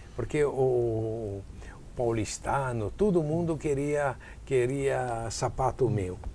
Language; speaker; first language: Portuguese; non-native, fluent; Italian